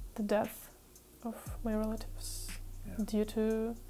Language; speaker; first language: English; non-native, fluent; Ukrainian